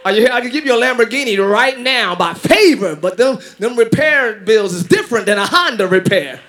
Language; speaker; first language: English; native; English